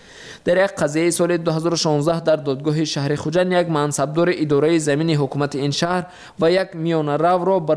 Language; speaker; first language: Persian; native; Persian